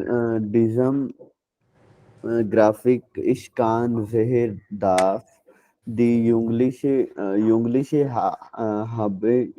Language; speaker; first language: German; non-native, learner; Hindi